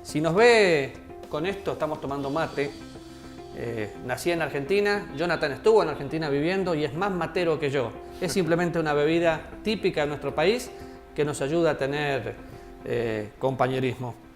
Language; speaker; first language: Spanish; native; Spanish